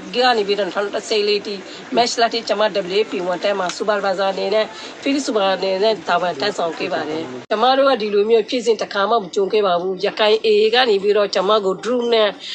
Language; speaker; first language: Burmese; non-native, local second language; Rohingya